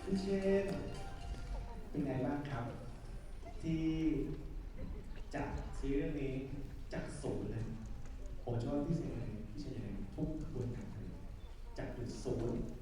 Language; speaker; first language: Thai; native; Thai